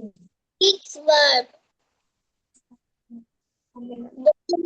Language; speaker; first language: English; non-native, learner; Bangla